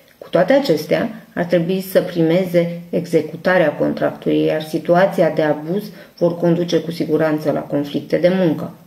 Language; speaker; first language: Romanian; non-native, local second language; Hungarian